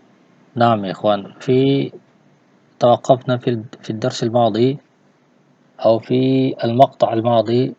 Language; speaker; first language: Arabic; non-native, fluent; Indonesian